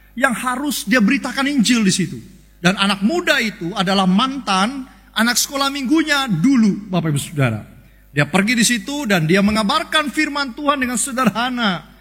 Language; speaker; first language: Indonesian; native; Indonesian